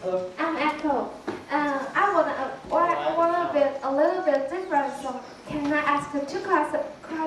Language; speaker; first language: English; non-native, learner; Chinese